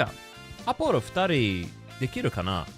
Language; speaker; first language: Japanese; non-native, learner; English